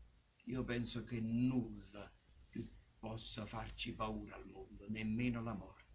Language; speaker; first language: Italian; native; Italian